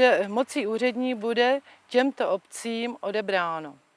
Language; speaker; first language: Czech; native; Czech